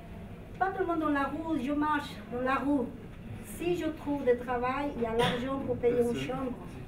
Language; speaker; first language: French; non-native, learner; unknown